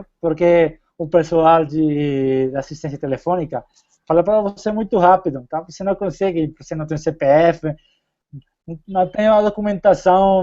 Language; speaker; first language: Portuguese; non-native, fluent; Spanish